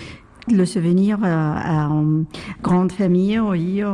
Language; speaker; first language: French; non-native, learner; Arabic